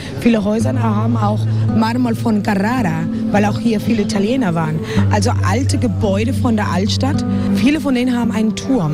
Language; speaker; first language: German; non-native, fluent; Spanish